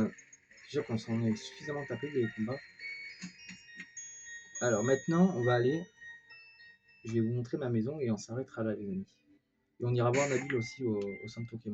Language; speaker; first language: French; native; French